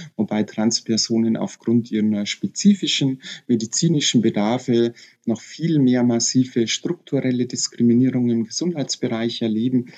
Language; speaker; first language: German; native; German